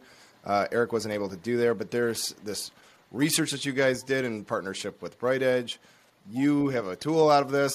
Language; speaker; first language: English; native; English